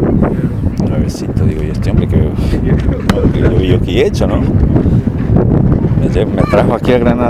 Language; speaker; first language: Spanish; native; Spanish